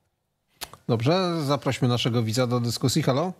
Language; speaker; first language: Polish; native; Polish